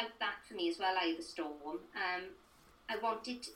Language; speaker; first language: English; native; English